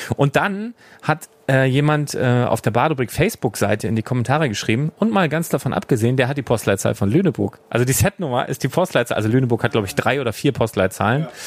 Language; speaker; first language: German; native; German